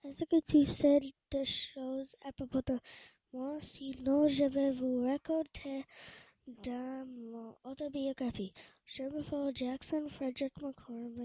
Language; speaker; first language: French; non-native, learner; English